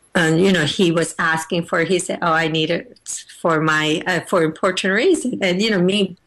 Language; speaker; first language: English; native; English